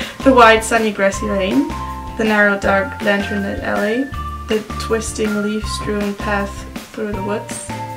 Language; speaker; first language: English; non-native, fluent; German